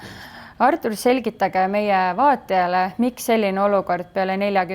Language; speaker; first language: Estonian; native; Estonian